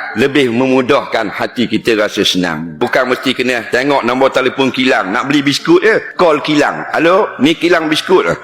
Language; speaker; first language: Malay; native; Malay